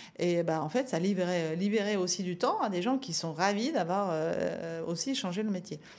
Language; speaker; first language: French; non-native, fluent; Norwegian